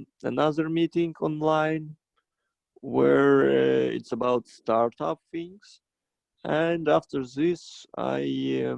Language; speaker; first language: English; non-native, fluent; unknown